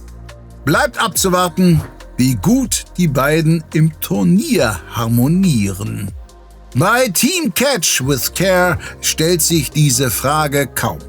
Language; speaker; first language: German; native; German